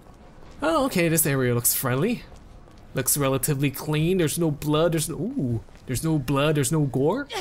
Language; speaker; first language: English; native; English